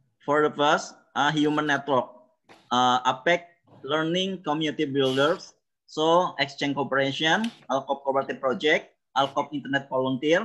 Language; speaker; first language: English; non-native, learner; Indonesian